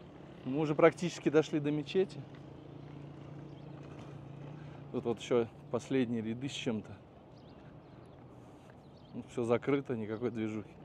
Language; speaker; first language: Russian; native; Russian